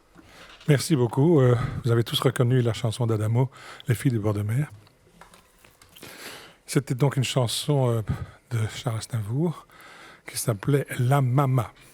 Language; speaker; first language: French; native; French